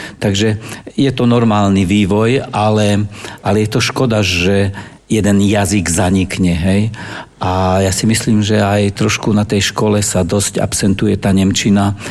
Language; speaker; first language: Slovak; non-native, local second language; German